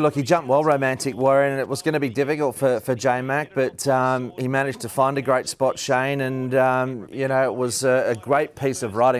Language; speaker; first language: English; native; English